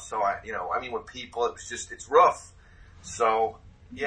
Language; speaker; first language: English; native; English